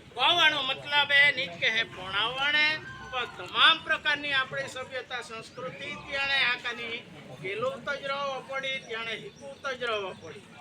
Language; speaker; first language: Gujarati; non-native, local second language; Bhili